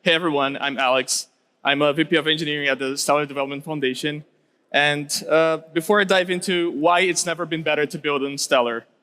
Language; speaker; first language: English; non-native, local second language; Portuguese